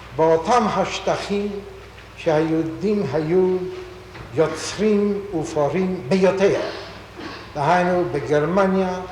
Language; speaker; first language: Hebrew; non-native, fluent; Polish